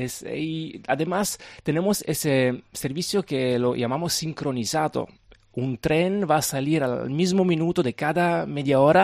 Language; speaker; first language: Spanish; non-native, fluent; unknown